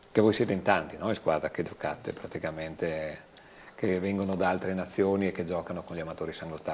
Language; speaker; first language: Italian; native; Italian